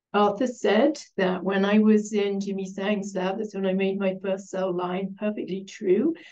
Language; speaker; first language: English; native; English